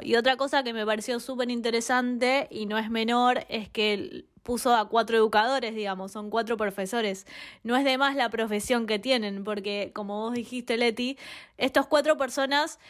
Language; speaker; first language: Spanish; native; Spanish